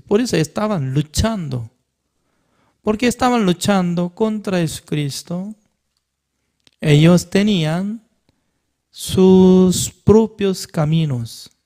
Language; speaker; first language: Spanish; non-native, fluent; Korean